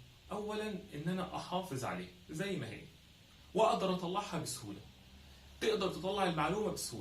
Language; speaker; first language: Arabic; native; Arabic